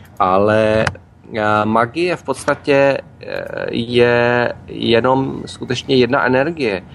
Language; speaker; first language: Czech; native; Czech